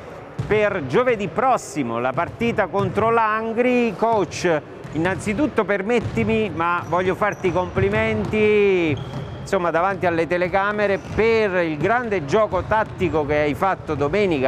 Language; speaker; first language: Italian; native; Italian